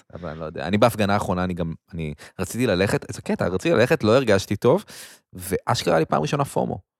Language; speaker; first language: Hebrew; native; Hebrew